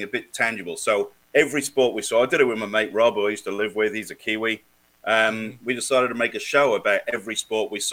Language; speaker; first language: English; native; English